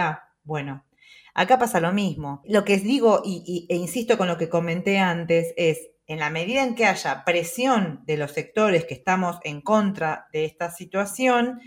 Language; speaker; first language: Spanish; native; Spanish